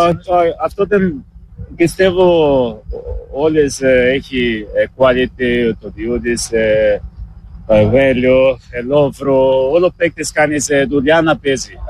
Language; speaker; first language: Greek; non-native, learner; Portuguese